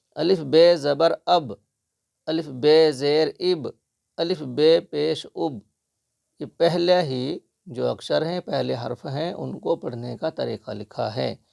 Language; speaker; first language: Urdu; native; Urdu